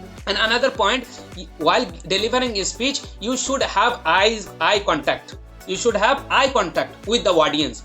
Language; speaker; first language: English; non-native, local second language; Bangla